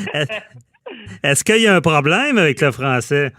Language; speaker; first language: French; native; French